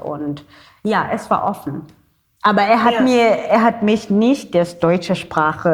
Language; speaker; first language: German; non-native, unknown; Xhosa